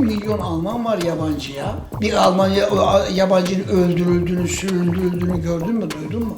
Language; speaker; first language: Turkish; native; Turkish